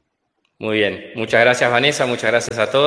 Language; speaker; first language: Spanish; native; Spanish